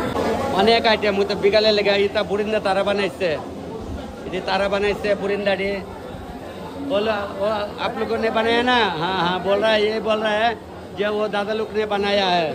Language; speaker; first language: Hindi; non-native, local second language; Bangla